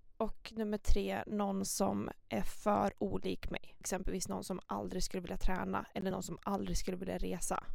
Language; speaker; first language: Swedish; early bilingual, other home language; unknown